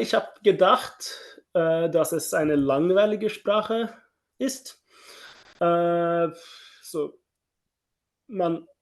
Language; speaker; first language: German; non-native, fluent; Norwegian